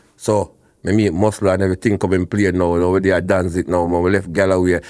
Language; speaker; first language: English; non-native, local second language; Jamaican Creole English